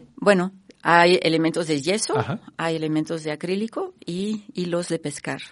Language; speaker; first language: Spanish; non-native, fluent; French